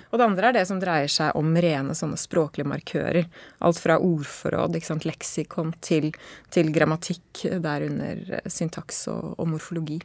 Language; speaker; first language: Norwegian; native; Norwegian